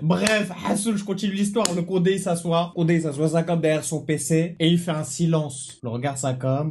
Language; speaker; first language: French; native; French